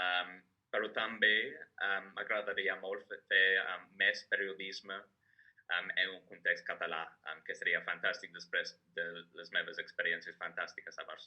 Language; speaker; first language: Catalan; non-native, fluent; English